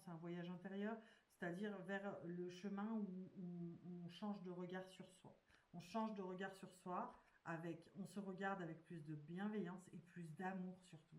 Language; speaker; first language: French; native; French